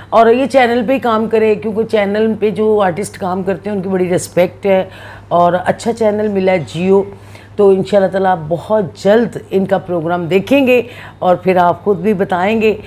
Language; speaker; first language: Urdu; non-native, local second language; Punjabi